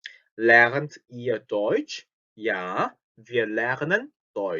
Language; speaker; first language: German; non-native, fluent; Korean